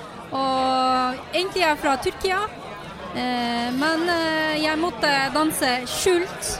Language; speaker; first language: Norwegian; non-native, fluent; Turkish